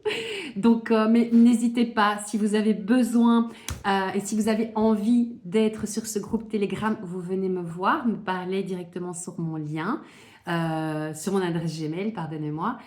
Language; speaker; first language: French; native; French